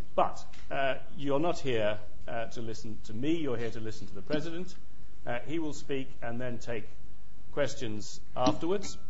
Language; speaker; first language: English; native; English